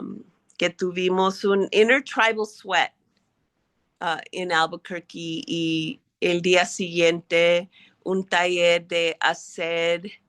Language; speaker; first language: Spanish; early bilingual, heritage; English